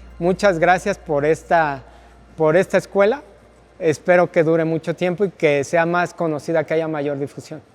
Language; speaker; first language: Spanish; native; Spanish